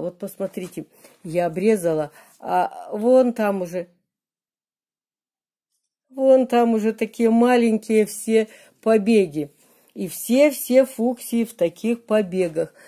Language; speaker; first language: Russian; native; Russian